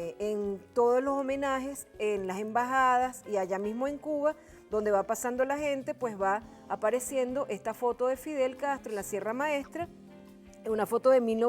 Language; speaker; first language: Spanish; native; Spanish